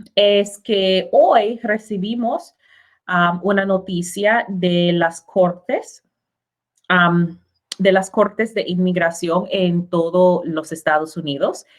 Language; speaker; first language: Spanish; non-native, learner; English